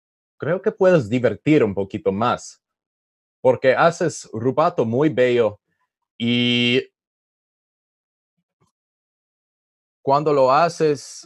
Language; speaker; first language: Spanish; non-native, learner; English